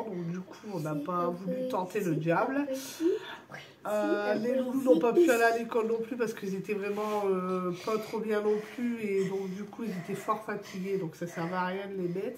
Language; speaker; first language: French; native; French